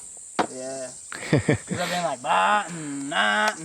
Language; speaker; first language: English; native; English